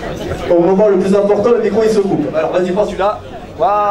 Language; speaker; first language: French; native; French